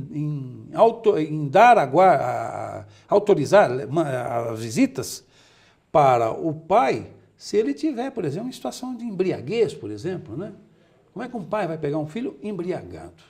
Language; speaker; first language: Portuguese; native; Portuguese